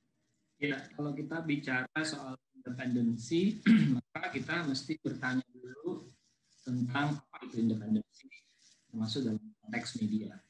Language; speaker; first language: Indonesian; native; Indonesian